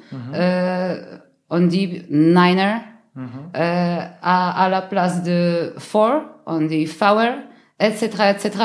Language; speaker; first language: French; non-native, learner; Polish